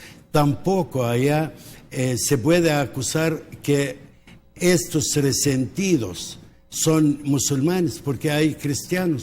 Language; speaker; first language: Spanish; early bilingual, heritage; Spanish